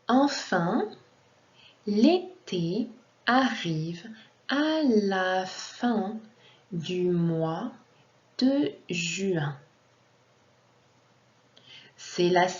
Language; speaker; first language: French; non-native, fluent; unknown